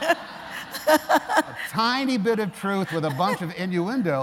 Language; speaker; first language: English; native; English